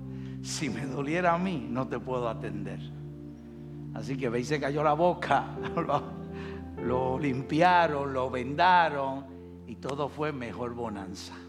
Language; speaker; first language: Spanish; native; Spanish